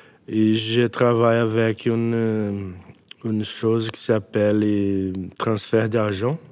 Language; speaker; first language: French; non-native, learner; Portuguese